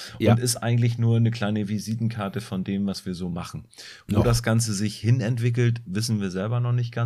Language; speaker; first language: German; native; German